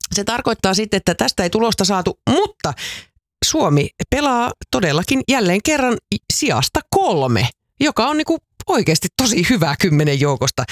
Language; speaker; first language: Finnish; native; Finnish